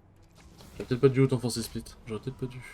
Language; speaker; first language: French; native; French